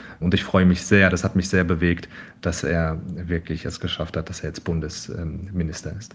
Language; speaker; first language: German; early bilingual, other home language; Turkish